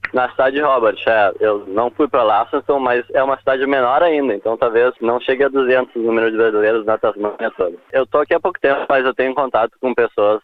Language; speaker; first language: Portuguese; native; Portuguese